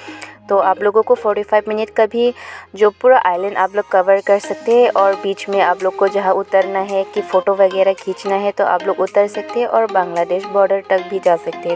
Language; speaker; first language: Hindi; non-native, local second language; Karbi